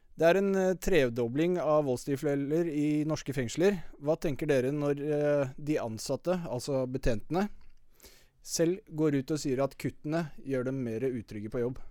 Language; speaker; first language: Norwegian; native; Norwegian